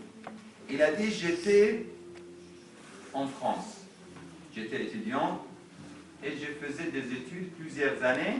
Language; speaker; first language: French; non-native, fluent; Arabic